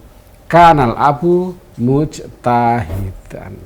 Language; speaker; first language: Arabic; non-native, fluent; Indonesian